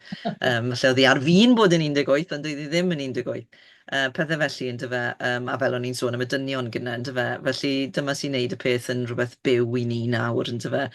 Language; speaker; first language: Welsh; native; Welsh